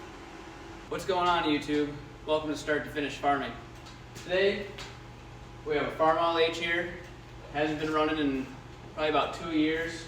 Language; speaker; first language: English; native; English